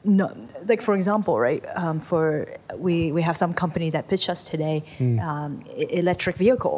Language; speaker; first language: English; non-native, local second language; Cantonese